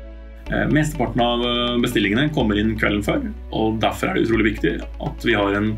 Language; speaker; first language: Norwegian; native; Norwegian